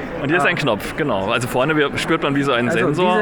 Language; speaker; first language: German; native; German